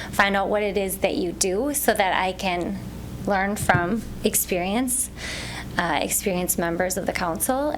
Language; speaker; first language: English; native; English